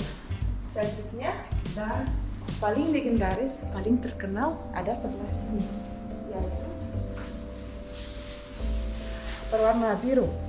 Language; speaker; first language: Indonesian; non-native, fluent; Russian